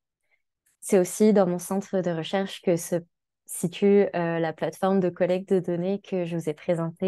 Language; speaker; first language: French; native; French